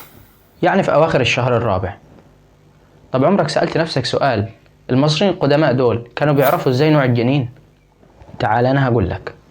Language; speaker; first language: Arabic; native; Arabic